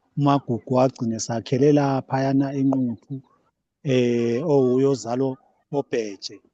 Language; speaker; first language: Zulu; native; Zulu